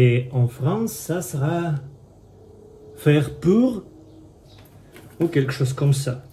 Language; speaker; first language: French; non-native, fluent; Russian